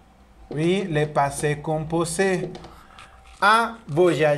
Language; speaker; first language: French; non-native, learner; Spanish